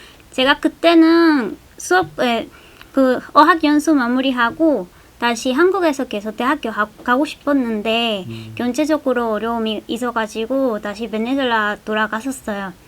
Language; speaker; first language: Korean; non-native, fluent; Spanish